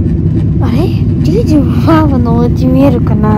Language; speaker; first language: Japanese; early bilingual, heritage; Japanese